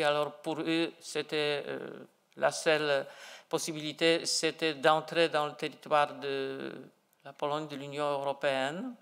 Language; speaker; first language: French; non-native, fluent; Polish